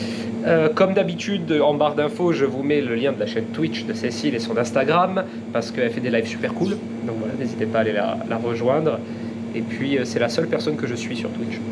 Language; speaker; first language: French; native; French